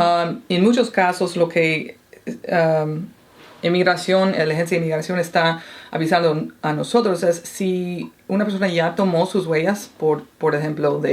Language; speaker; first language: Spanish; non-native, fluent; English